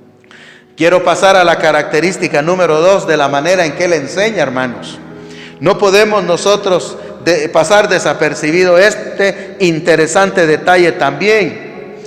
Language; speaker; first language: Spanish; native; Spanish